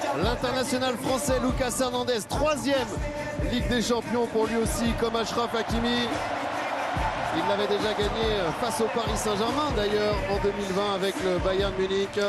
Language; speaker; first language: French; native; French